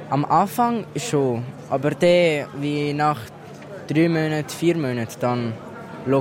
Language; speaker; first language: German; non-native, local second language; Italian